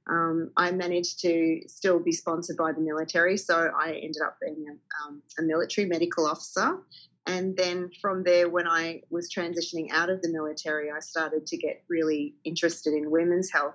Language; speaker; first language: English; native; English